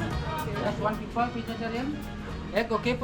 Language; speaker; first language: English; non-native, learner; Indonesian